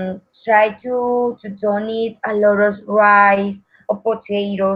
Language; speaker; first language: English; non-native, learner; Spanish